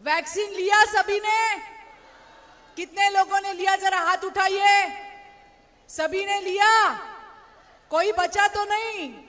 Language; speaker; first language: Hindi; non-native, local second language; Marathi